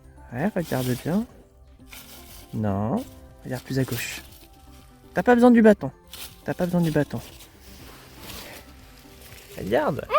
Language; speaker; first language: French; native; French